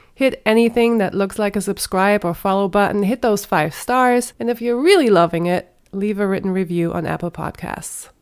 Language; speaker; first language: English; non-native, fluent; German